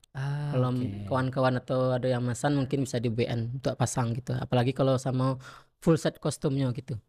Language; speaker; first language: Indonesian; non-native, local second language; Minangkabau